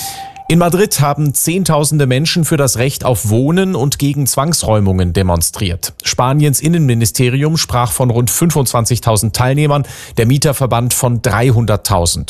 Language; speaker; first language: German; native; German